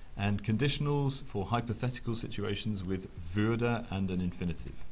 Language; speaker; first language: English; native; English